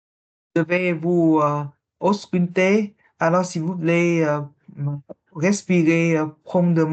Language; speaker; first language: French; non-native, learner; Vietnamese